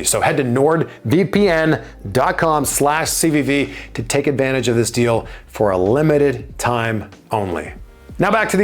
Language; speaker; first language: English; native; English